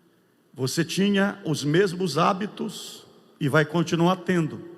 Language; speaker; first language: Portuguese; native; Portuguese